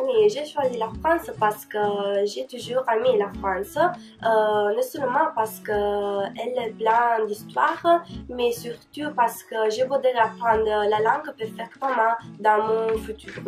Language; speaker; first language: French; non-native, learner; Italian